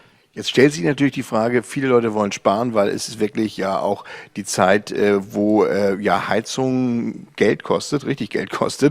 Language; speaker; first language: German; native; German